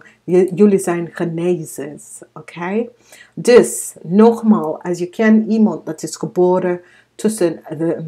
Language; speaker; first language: Dutch; non-native, learner; English